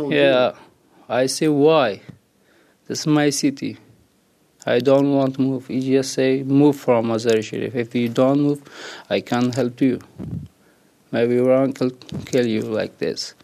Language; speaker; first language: English; non-native, learner; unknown